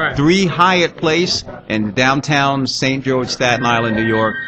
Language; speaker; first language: English; native; English